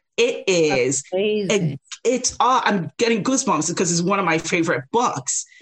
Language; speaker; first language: English; non-native, local second language; Yoruba